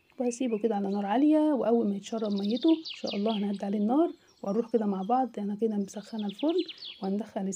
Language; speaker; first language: Arabic; native; Arabic